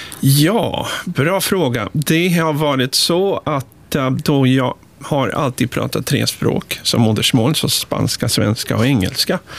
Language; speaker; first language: Swedish; early bilingual, other home language; Spanish